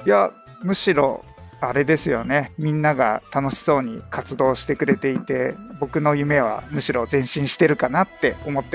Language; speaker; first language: Japanese; native; Japanese